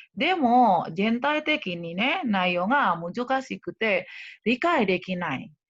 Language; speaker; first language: Japanese; non-native, fluent; Indonesian